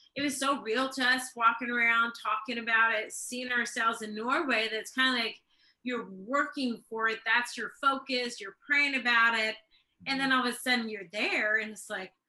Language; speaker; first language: English; early bilingual, other home language; Swedish